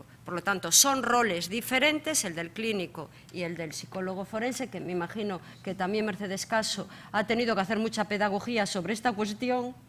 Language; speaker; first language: Spanish; native; Spanish